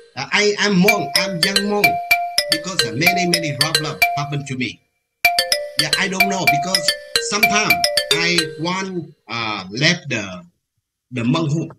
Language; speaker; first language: English; non-native, learner; Vietnamese